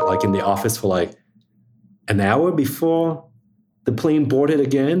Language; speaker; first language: English; early bilingual, other home language; Chinese